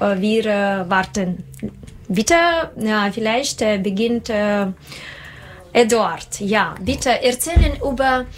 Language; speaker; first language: German; non-native, learner; Russian